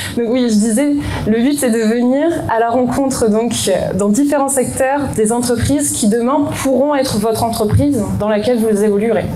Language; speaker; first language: French; native; French